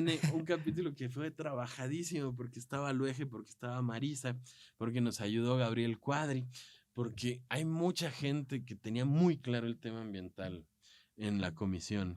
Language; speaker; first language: Spanish; native; Spanish